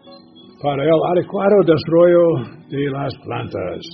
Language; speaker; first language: Spanish; non-native, learner; English